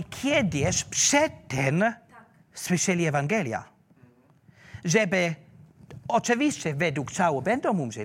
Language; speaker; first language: Polish; non-native, learner; German